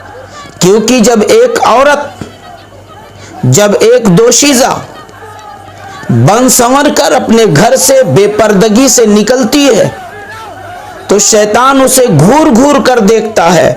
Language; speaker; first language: Urdu; native; Urdu